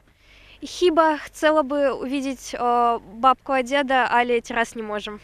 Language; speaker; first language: Slovak; non-native, learner; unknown